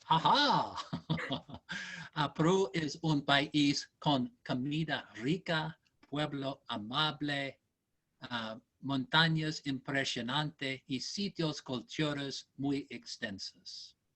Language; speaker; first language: Spanish; non-native, learner; English